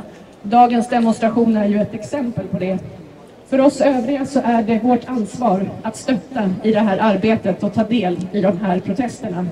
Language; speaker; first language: Swedish; native; Swedish